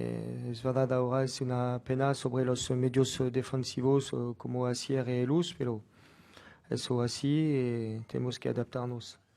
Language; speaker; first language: Spanish; non-native, fluent; French